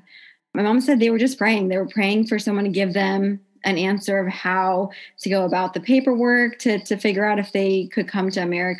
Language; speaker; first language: English; native; English